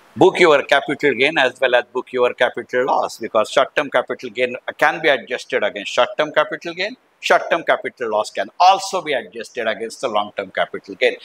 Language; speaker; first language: English; non-native, local second language; Marathi